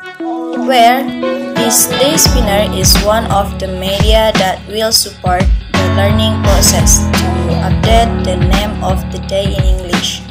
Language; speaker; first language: English; non-native, learner; Indonesian